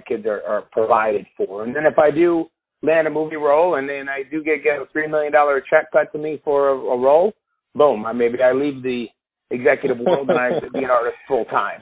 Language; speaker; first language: English; native; English